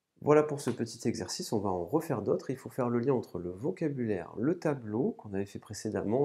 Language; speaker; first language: French; native; French